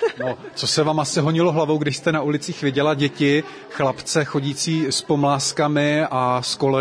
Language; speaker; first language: Czech; native; Czech